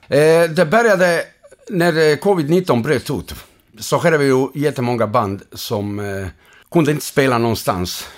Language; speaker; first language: Swedish; non-native, fluent; Croatian